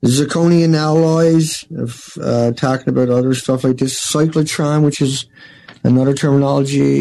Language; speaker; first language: English; native; English